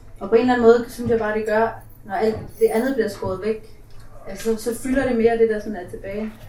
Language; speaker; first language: Danish; native; Danish